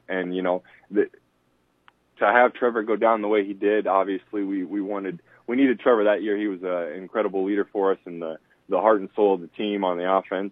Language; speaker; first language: English; native; English